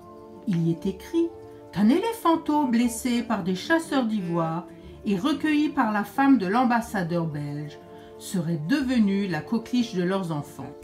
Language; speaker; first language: French; native; French